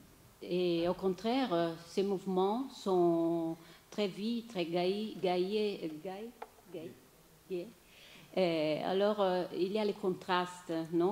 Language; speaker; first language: French; non-native, fluent; Italian